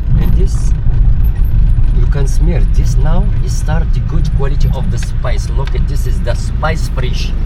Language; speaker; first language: English; non-native, learner; Arabic